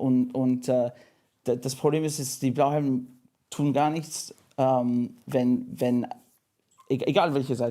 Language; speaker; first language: German; non-native, fluent; English